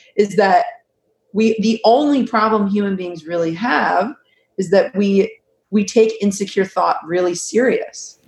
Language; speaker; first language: English; native; English